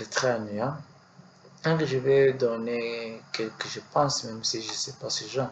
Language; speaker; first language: French; non-native, learner; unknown